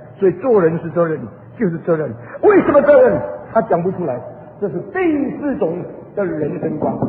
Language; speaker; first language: Chinese; early bilingual, heritage; Chinese